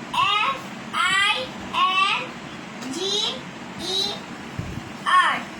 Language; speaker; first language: English; non-native, learner; Bangla